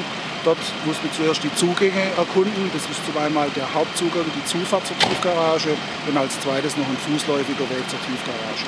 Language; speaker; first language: German; native; German